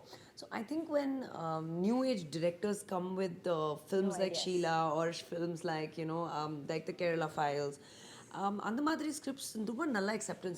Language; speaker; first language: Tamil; non-native, learner; Hindi